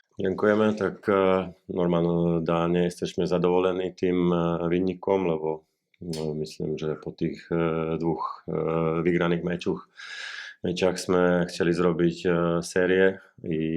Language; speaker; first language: Polish; non-native, learner; Slovak